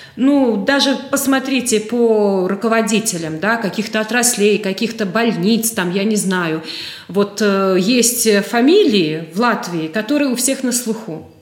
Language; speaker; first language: Russian; native; Russian